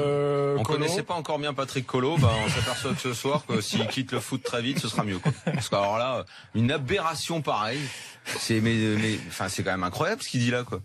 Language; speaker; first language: French; native; French